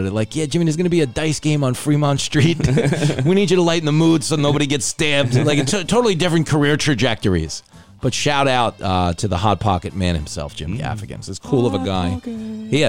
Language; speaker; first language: English; native; English